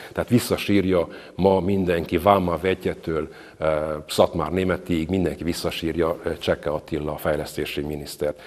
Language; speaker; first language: Hungarian; native; Hungarian